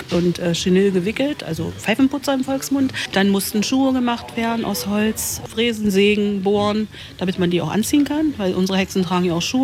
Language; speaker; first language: German; native; German